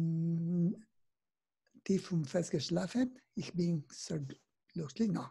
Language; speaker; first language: German; non-native, learner; Spanish